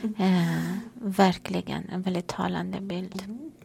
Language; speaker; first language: Swedish; non-native, fluent; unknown